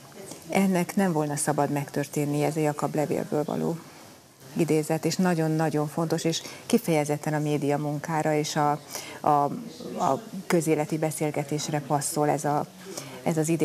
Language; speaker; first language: Hungarian; native; Hungarian